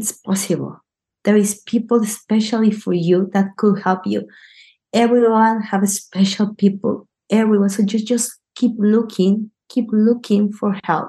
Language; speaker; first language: English; non-native, learner; Spanish